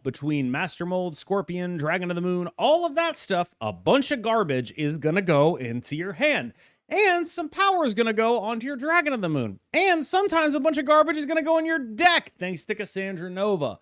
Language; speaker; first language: English; native; English